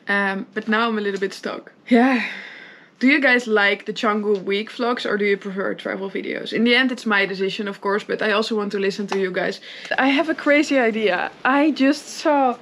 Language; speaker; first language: English; non-native, fluent; Dutch